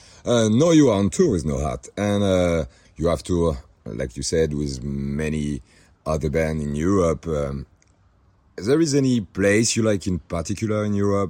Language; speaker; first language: English; non-native, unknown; French